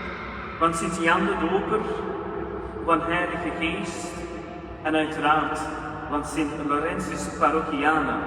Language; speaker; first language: Dutch; non-native, fluent; Urdu